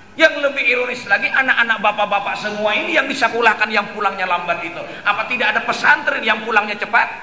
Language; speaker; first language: Indonesian; non-native, local second language; Banjar